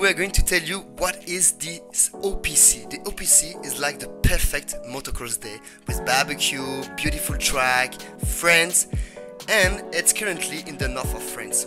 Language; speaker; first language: English; non-native, fluent; French